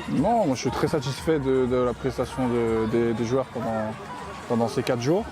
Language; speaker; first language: French; native; French